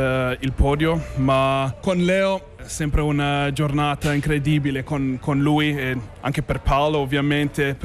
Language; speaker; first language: Italian; non-native, learner; English